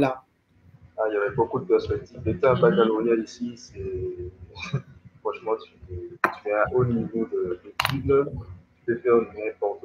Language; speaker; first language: French; native; French